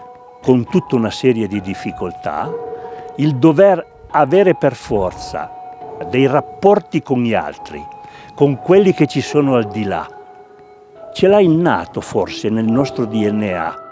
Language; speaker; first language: Italian; native; Italian